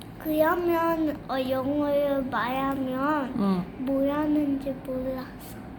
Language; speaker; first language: Korean; early bilingual, heritage; Korean